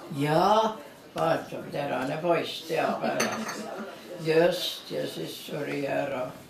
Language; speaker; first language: Estonian; native; Estonian